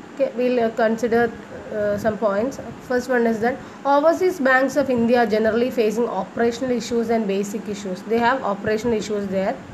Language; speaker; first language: English; non-native, local second language; Malayalam